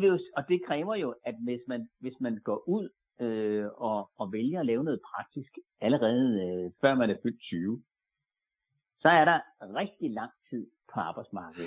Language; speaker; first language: Danish; native; Danish